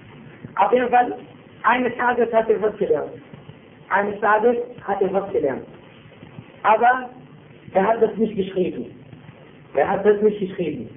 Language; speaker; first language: German; non-native, fluent; Arabic